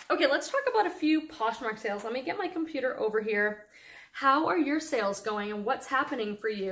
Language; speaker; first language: English; native; English